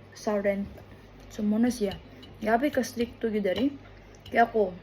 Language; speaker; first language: Filipino; non-native, local second language; Cebuano